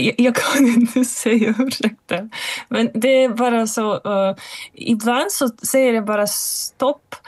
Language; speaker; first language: Swedish; non-native, fluent; Russian